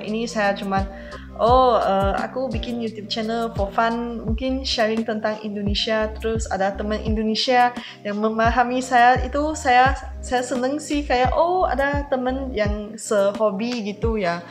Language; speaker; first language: Indonesian; non-native, fluent; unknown